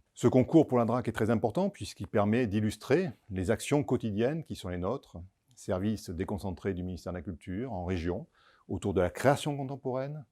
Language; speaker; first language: French; native; French